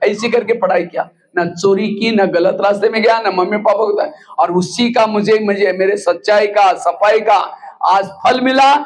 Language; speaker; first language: Hindi; non-native, local second language; Marathi